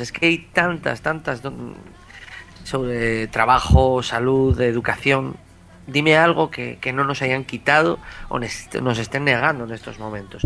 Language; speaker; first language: Spanish; native; Spanish